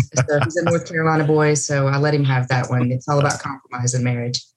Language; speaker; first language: English; native; English